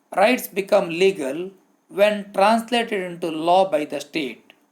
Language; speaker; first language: English; non-native, local second language; Kannada